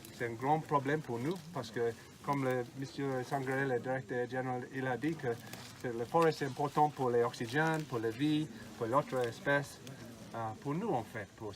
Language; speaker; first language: French; non-native, learner; English